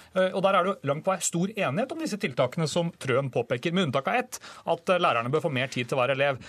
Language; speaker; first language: Norwegian; native; Norwegian